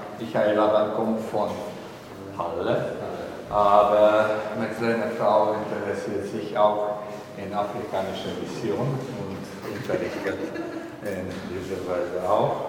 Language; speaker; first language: German; non-native, learner; Hungarian